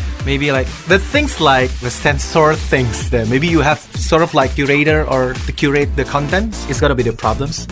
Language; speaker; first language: English; non-native, fluent; Javanese